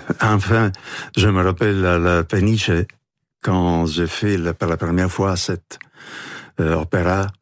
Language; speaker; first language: French; non-native, fluent; Italian